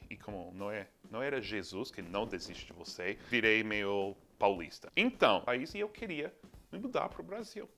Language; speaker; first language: Portuguese; non-native, fluent; English